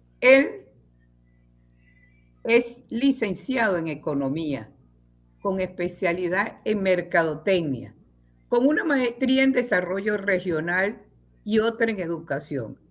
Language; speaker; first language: Spanish; native; Spanish